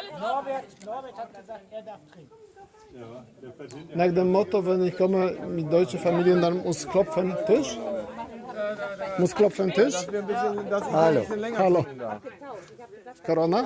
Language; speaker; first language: German; non-native, learner; Polish